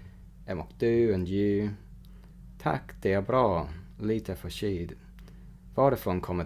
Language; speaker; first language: Swedish; non-native, learner; English